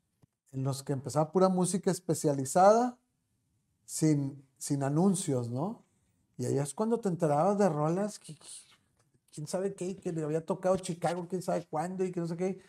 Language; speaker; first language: Spanish; native; Spanish